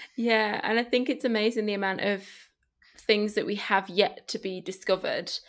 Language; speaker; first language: English; early bilingual, other home language; Spanish